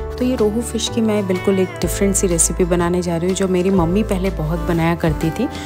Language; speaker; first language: Hindi; non-native, local second language; Bangla